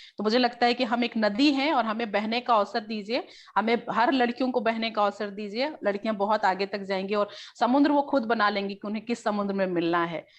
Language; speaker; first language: Hindi; native; Hindi